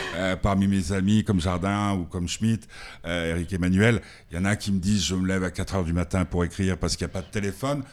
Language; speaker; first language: French; native; French